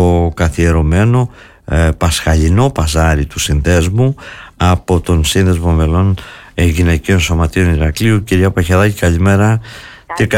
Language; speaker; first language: Greek; native; Greek